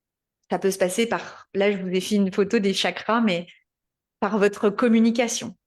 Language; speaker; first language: French; native; French